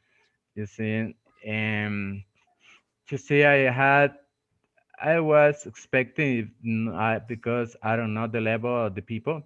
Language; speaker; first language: English; non-native, fluent; Spanish